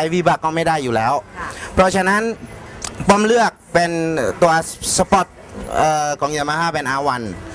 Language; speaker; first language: Thai; non-native, fluent; Indonesian